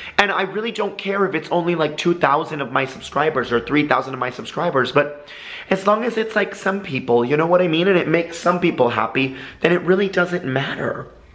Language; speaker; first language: English; native; English